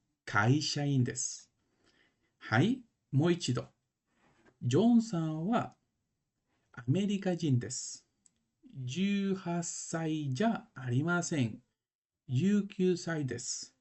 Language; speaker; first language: Japanese; non-native, learner; Spanish